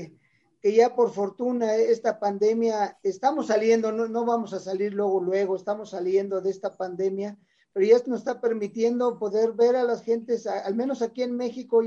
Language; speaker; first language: Spanish; native; Spanish